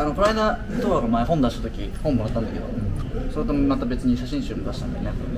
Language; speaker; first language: Japanese; native; Japanese